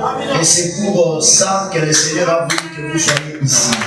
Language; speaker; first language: French; non-native, local second language; Lingala